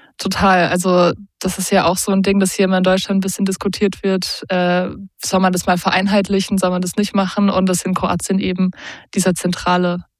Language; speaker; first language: German; native; German